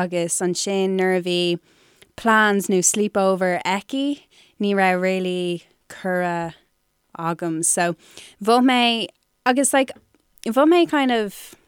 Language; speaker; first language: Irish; non-native, local second language; English